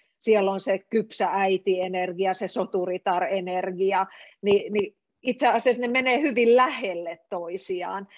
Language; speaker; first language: Finnish; native; Finnish